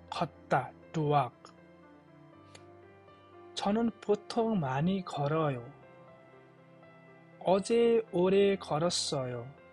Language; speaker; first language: Korean; non-native, fluent; Nepali